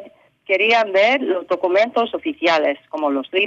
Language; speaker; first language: Spanish; early bilingual, heritage; English